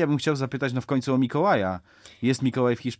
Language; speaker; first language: Polish; native; Polish